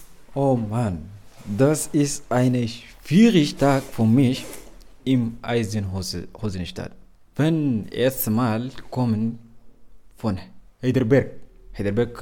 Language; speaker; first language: German; non-native, learner; Arabic